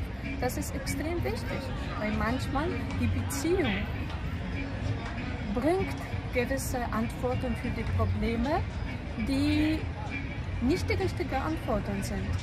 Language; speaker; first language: German; non-native, fluent; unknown